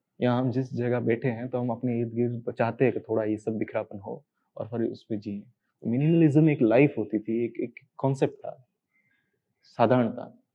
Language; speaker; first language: Hindi; native; Hindi